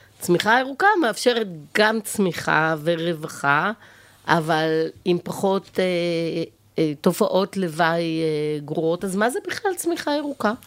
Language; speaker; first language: Hebrew; native; Hebrew